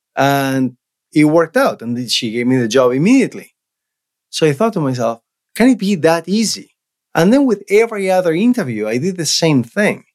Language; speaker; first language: English; non-native, fluent; Spanish